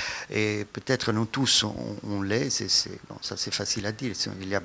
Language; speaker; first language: French; non-native, fluent; Italian